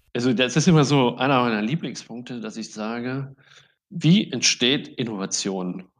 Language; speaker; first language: German; native; German